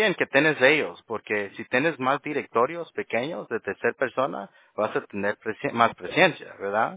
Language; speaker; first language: Spanish; early bilingual, heritage; Spanish